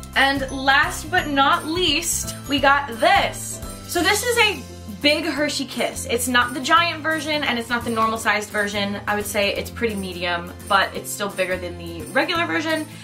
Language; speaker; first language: English; native; English